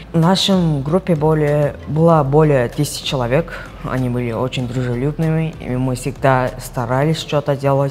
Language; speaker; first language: Russian; non-native, local second language; Uzbek